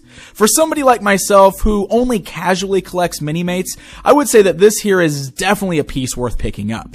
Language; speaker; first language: English; native; English